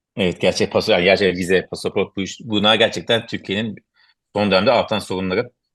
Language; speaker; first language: Turkish; native; Turkish